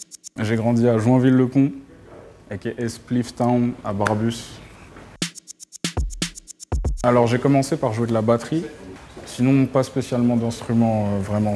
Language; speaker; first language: French; native; French